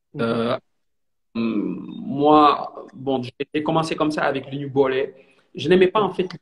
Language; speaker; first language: French; non-native, local second language; Wolof